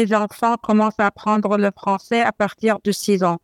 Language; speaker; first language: French; non-native, fluent; Arabic